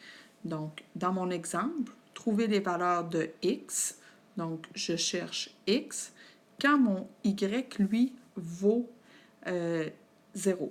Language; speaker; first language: French; native; French